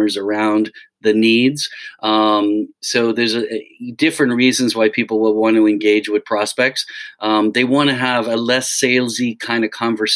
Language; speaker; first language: English; native; English